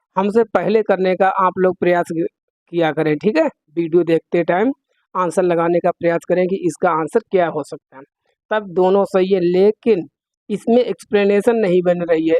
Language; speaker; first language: Hindi; native; Hindi